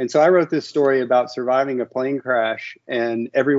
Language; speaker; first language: English; native; English